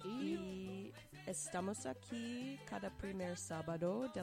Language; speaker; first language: Spanish; non-native, learner; English